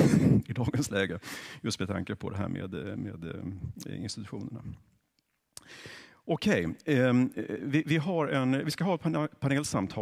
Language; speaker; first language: Swedish; native; Swedish